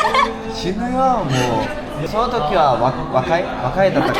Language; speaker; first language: Japanese; non-native, learner; Korean